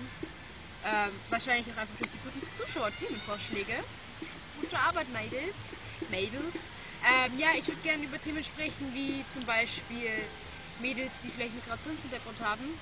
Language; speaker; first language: German; native; German